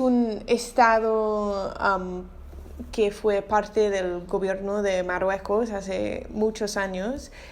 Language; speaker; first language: Spanish; non-native, learner; English